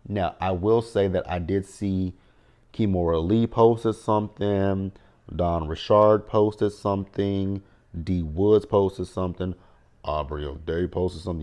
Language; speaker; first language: English; native; English